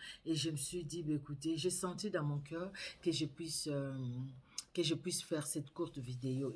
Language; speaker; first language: French; non-native, local second language; Lingala